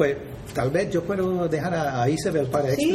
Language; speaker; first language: Spanish; non-native, fluent; English